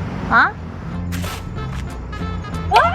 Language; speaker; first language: Chinese; native; Chinese